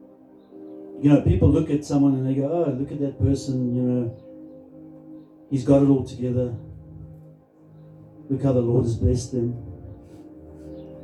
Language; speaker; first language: English; native; English